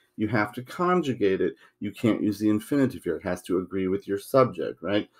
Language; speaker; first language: English; native; English